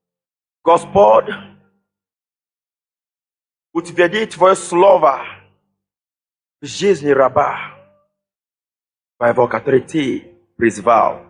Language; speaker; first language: Russian; non-native, fluent; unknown